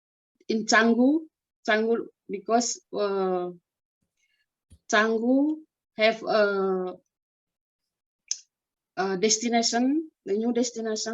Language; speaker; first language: English; non-native, learner; Indonesian